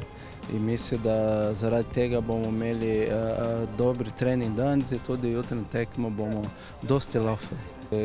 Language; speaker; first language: Slovenian; non-native, fluent; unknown